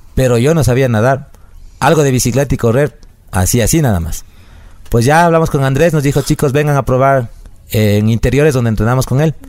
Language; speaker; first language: Spanish; native; Spanish